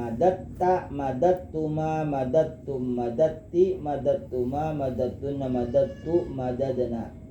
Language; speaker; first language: Arabic; non-native, fluent; Indonesian